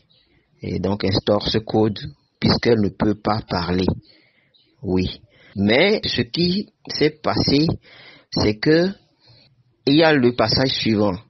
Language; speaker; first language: French; non-native, local second language; Ewe